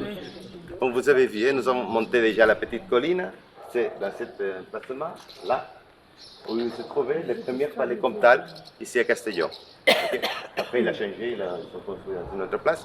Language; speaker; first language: French; non-native, local second language; Catalan